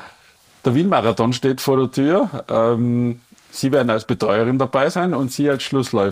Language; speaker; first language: German; native; German